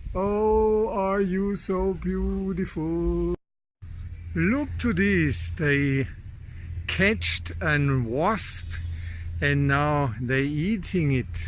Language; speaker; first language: English; non-native, fluent; German